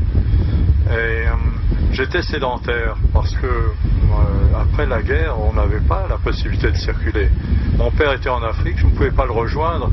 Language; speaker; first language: French; native; French